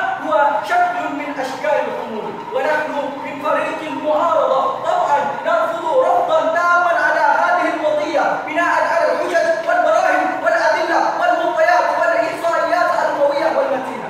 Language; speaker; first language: Arabic; non-native, learner; Indonesian